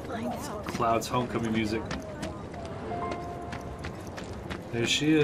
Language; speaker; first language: English; native; English